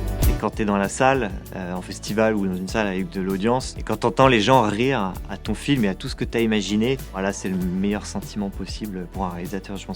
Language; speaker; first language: French; native; French